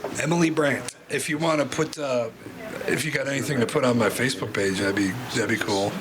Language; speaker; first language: English; native; English